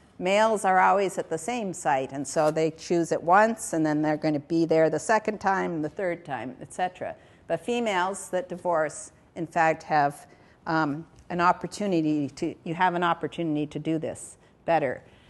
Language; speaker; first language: English; native; English